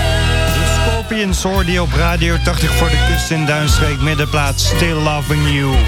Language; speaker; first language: Dutch; native; Dutch